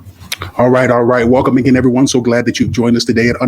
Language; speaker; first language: English; native; English